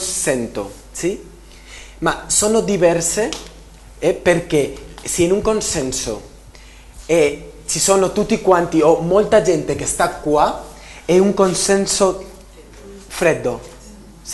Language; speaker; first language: Italian; non-native, learner; Spanish